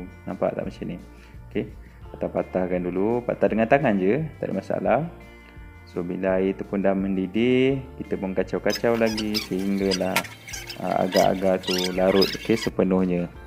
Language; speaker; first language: Malay; native; Malay